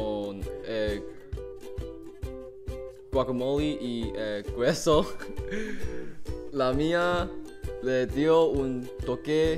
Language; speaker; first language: Spanish; non-native, learner; English